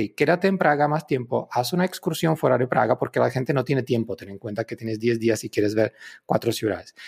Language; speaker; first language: Spanish; non-native, fluent; Czech